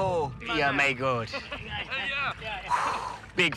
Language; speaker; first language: English; non-native, learner; Swahili